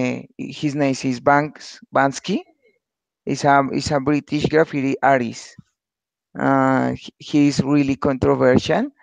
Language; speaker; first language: English; non-native, learner; Spanish